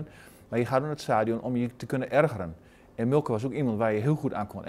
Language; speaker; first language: Dutch; native; Dutch